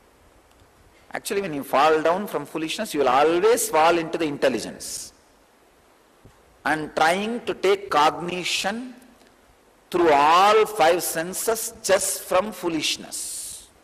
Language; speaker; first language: English; non-native, local second language; Tamil